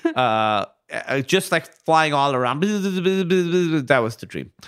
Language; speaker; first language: English; non-native, local second language; Urdu